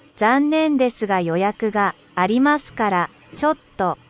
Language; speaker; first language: Japanese; non-native, learner; Vietnamese